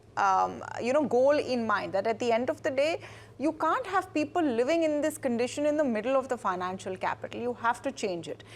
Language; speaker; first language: English; non-native, local second language; Hindi